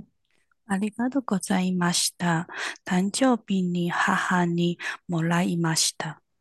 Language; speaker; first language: Japanese; non-native, learner; Chinese